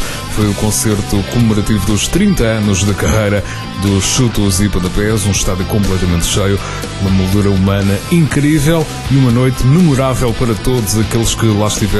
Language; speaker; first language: Portuguese; native; Portuguese